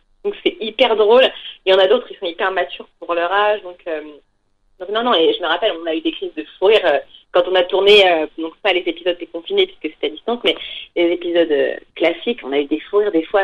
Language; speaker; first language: French; native; French